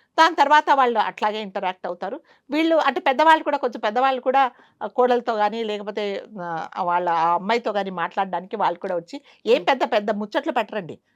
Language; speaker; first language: Telugu; native; Telugu